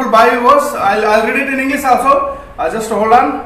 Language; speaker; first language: English; non-native, local second language; Hindi